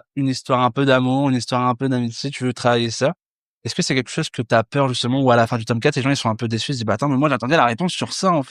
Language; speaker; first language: French; native; French